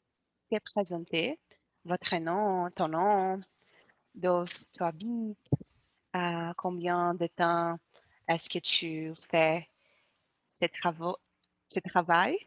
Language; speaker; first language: French; non-native, learner; Portuguese